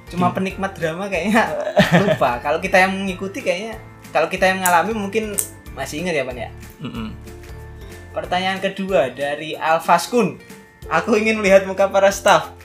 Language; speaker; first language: Indonesian; native; Indonesian